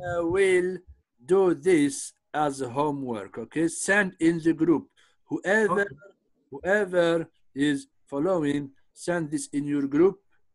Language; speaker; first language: English; non-native, fluent; Arabic